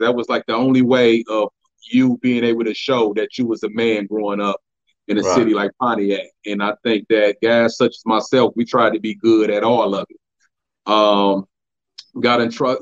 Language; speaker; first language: English; native; English